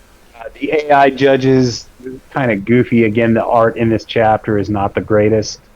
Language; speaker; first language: English; native; English